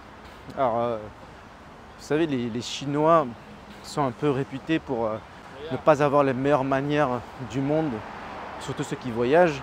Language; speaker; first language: French; native; French